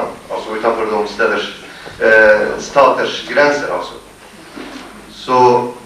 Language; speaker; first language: Swedish; non-native, fluent; Kurdish